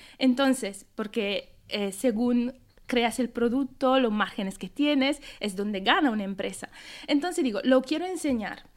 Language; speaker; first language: Spanish; non-native, fluent; Italian